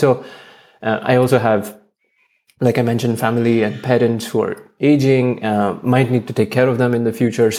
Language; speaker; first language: English; non-native, local second language; Hindi